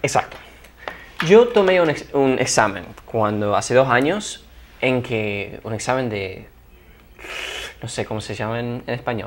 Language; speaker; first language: Spanish; non-native, fluent; English